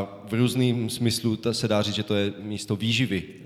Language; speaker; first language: Czech; native; Czech